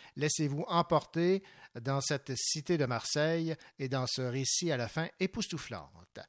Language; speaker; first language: French; native; French